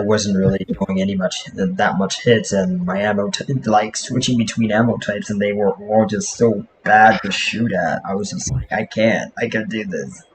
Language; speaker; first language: English; native; English